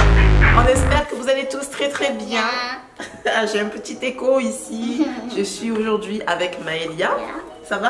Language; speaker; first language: French; native; French